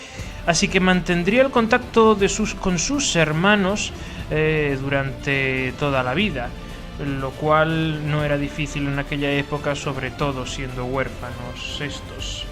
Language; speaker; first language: Spanish; native; Spanish